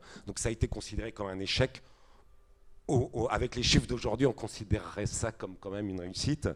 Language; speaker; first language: French; native; French